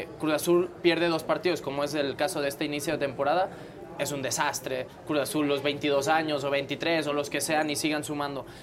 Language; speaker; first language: Spanish; non-native, local second language; Catalan